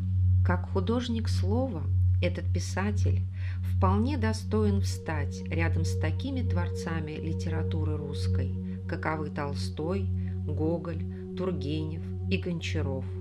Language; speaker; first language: Russian; native; Russian